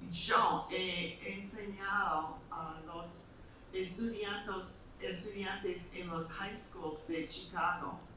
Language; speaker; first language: Spanish; non-native, fluent; English